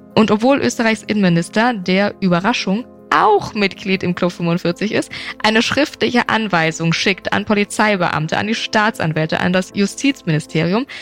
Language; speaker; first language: German; native; German